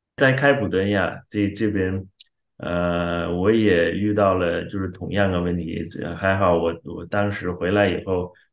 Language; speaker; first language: Chinese; non-native, fluent; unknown